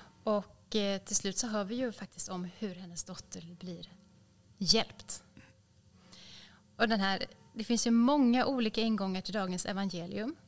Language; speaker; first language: Swedish; native; Swedish